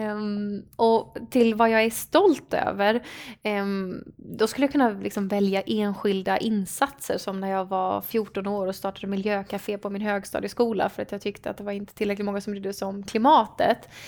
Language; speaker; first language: Swedish; native; Swedish